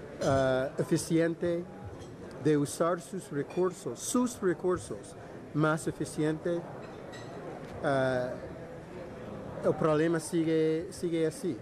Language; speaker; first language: Spanish; non-native, fluent; English